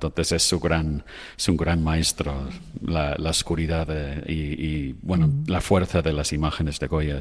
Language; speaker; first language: Spanish; non-native, fluent; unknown